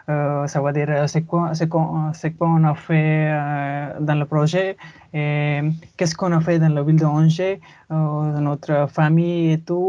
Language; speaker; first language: French; non-native, learner; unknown